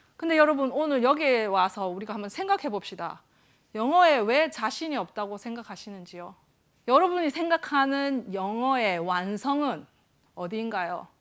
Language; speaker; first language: Korean; native; Korean